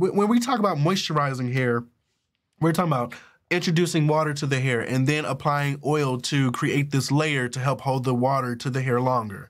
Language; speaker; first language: English; native; English